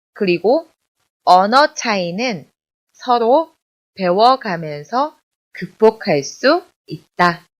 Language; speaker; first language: Korean; non-native, fluent; Chinese